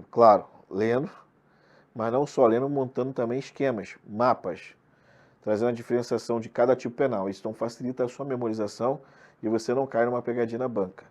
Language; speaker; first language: Portuguese; native; Portuguese